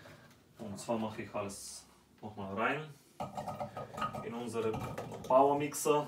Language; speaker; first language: German; non-native, fluent; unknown